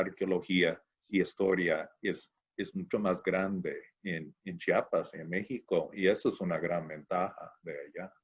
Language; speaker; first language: Spanish; non-native, fluent; English